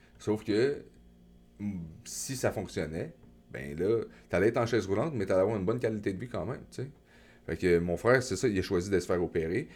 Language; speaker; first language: French; native; French